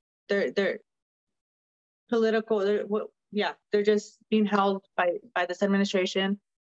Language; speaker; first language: English; early bilingual, other home language; Spanish